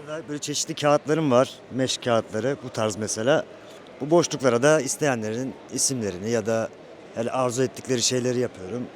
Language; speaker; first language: Turkish; early bilingual, heritage; Turkish